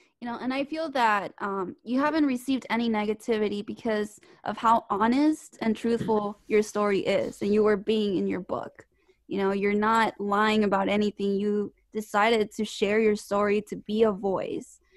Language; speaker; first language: English; early bilingual, other home language; Spanish